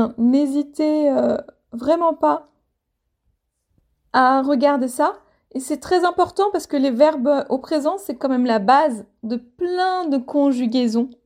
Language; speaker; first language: French; native; French